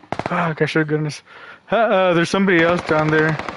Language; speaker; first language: English; early bilingual, other home language; Spanish